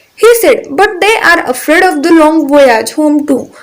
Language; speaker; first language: English; non-native, local second language; Marathi